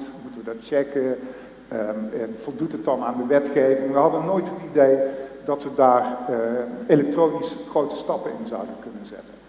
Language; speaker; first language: Dutch; native; Dutch